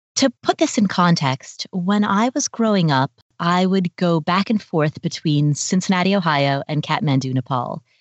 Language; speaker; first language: English; early bilingual, other home language; Nepali